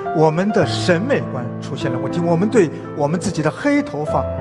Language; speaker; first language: Chinese; native; Chinese